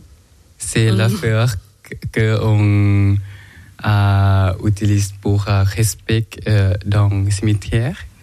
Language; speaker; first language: French; non-native, learner; Thai